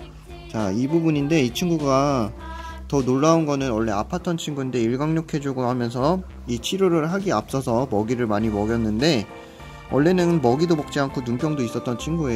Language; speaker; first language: Korean; native; Korean